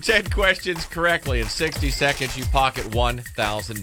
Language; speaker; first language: English; native; English